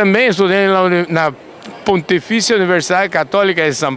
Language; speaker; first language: Spanish; non-native, learner; Portuguese